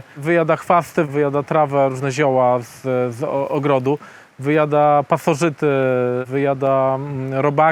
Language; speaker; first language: Polish; native; Polish